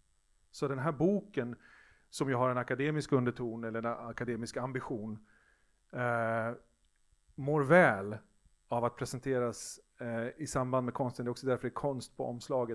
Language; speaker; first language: Swedish; native; Swedish